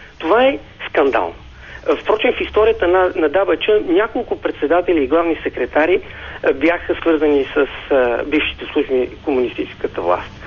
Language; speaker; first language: Bulgarian; native; Bulgarian